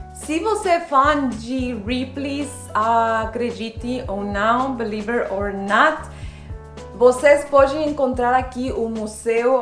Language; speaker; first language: Portuguese; non-native, fluent; Spanish